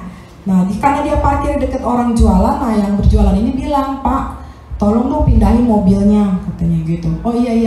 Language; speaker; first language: Indonesian; native; Indonesian